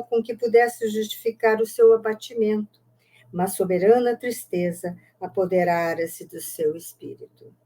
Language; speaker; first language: Portuguese; native; Portuguese